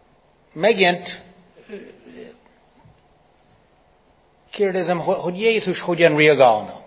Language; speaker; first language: Hungarian; non-native, fluent; English